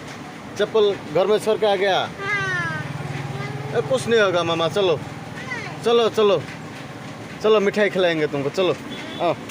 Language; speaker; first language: Hindi; non-native, local second language; Bangla